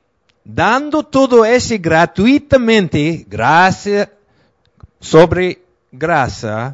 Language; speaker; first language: Portuguese; non-native, fluent; Spanish